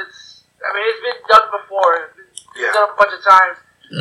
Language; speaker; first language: English; native; English